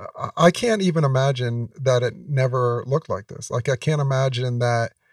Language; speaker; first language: English; native; English